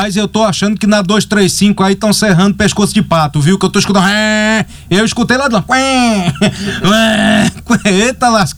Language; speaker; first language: Portuguese; native; Portuguese